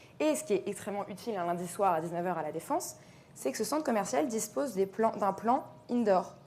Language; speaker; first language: French; native; French